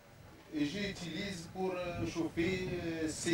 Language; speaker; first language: French; non-native, local second language; Arabic